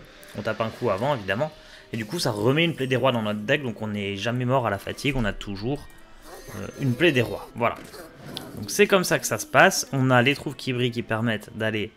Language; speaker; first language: French; native; French